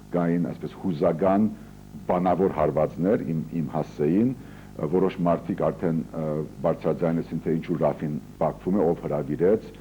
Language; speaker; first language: Armenian; early bilingual, heritage; Armenian